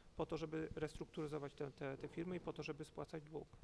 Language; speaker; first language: Polish; native; Polish